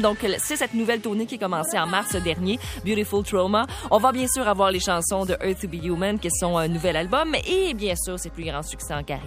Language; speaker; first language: French; native; French